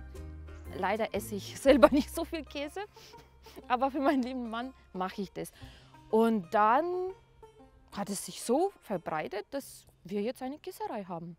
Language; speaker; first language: German; non-native, fluent; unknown